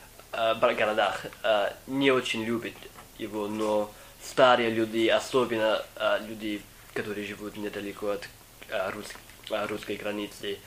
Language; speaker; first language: Russian; non-native, fluent; English